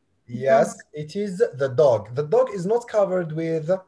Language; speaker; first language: English; non-native, fluent; Arabic